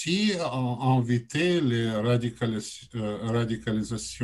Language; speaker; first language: French; non-native, learner; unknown